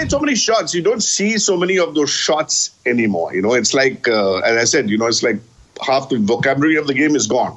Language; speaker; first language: English; non-native, local second language; Bangla